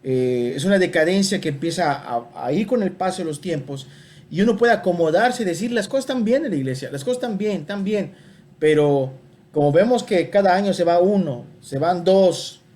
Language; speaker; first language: Spanish; native; Spanish